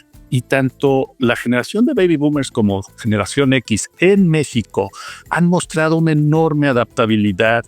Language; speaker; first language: Spanish; native; Spanish